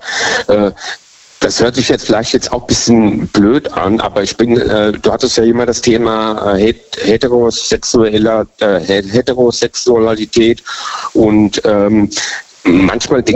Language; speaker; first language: German; native; German